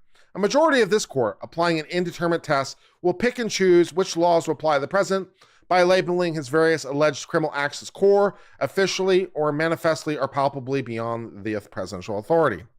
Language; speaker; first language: English; native; English